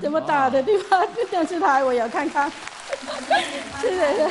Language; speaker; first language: Chinese; non-native, local second language; Cantonese